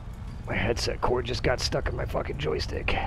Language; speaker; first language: English; native; English